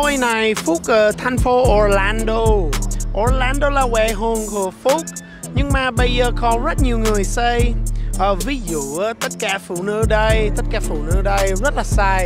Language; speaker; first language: Vietnamese; non-native, fluent; English